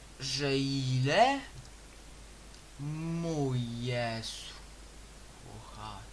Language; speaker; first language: Polish; native; Polish